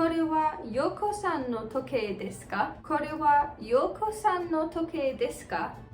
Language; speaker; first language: Japanese; non-native, fluent; English